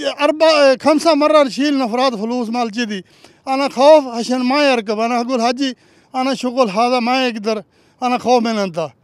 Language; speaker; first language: Arabic; non-native, learner; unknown